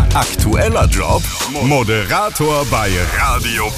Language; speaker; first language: German; native; German